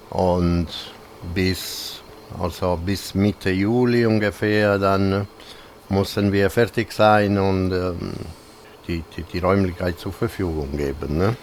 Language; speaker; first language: German; non-native, fluent; Italian